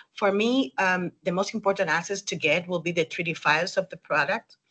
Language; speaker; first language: English; non-native, fluent; Spanish